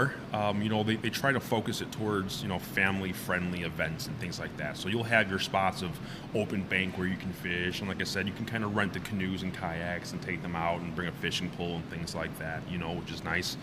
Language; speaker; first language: English; native; English